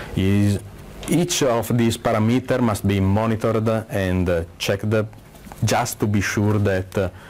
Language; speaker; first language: English; non-native, fluent; Italian